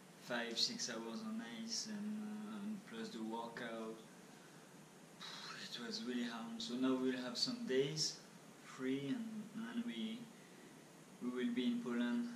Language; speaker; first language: English; non-native, fluent; French